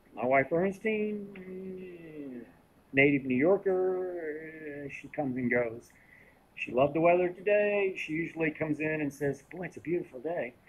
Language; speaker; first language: English; native; English